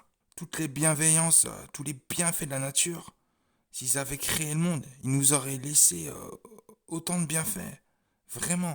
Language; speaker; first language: French; native; French